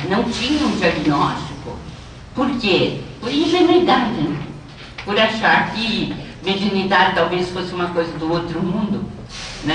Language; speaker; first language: Portuguese; native; Portuguese